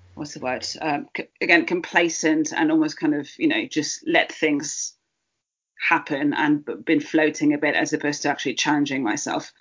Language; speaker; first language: English; early bilingual, heritage; Spanish